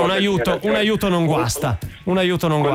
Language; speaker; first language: Italian; native; Italian